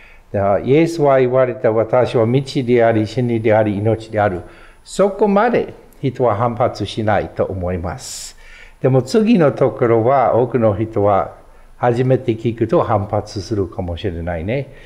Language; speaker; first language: Japanese; non-native, fluent; English